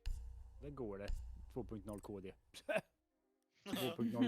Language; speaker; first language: Swedish; native; Swedish